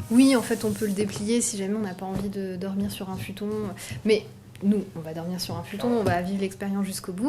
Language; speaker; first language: French; native; French